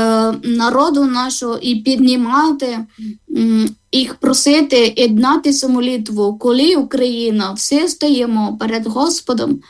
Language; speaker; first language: Ukrainian; non-native, learner; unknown